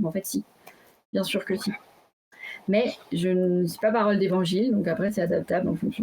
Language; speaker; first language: French; native; French